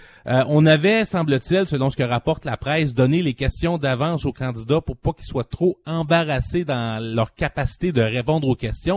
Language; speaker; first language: French; native; French